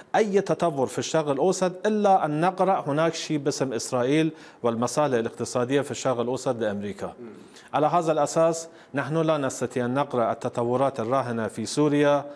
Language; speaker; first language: Arabic; non-native, fluent; Persian